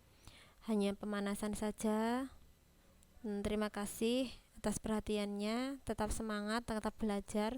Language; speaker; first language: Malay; non-native, local second language; Javanese